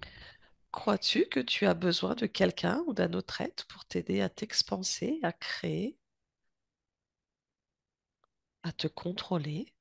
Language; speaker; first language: French; native; French